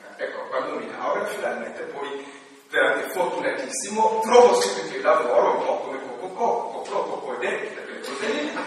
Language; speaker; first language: Italian; non-native, fluent; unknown